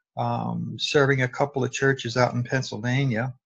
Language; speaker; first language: English; native; English